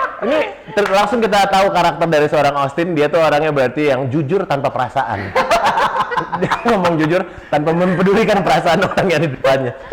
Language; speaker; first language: Indonesian; native; Indonesian